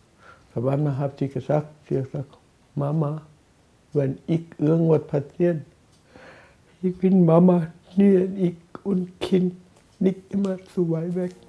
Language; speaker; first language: German; non-native, learner; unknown